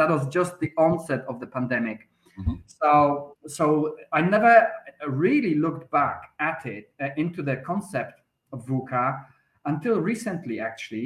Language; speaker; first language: English; non-native, fluent; Polish